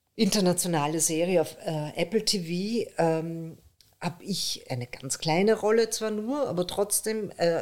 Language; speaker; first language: German; early bilingual, other home language; Persian